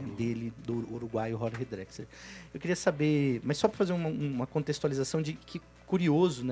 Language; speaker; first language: Portuguese; native; Portuguese